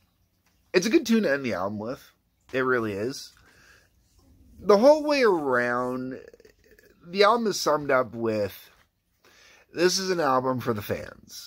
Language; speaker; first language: English; native; English